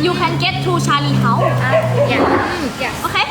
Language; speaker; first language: English; non-native, learner; Thai